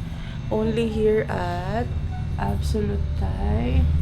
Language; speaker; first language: English; non-native, fluent; Filipino